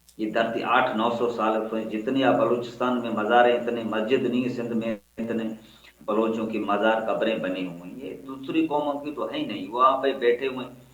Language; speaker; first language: Urdu; non-native, local second language; Baluchi